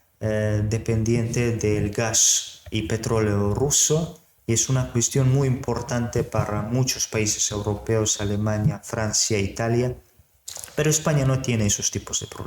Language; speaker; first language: Spanish; non-native, fluent; Serbian